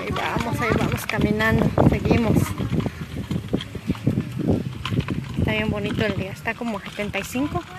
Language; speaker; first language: Spanish; native; Spanish